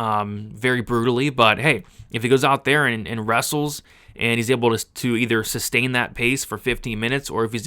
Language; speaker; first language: English; native; English